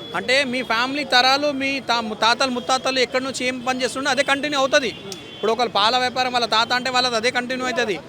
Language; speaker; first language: Telugu; native; Telugu